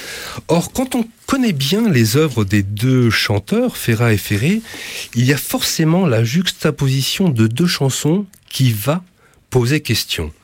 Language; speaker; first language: French; native; French